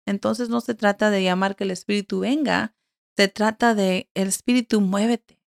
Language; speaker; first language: Spanish; early bilingual, heritage; Spanish